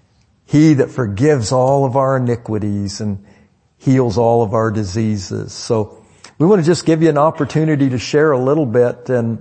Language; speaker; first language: English; native; English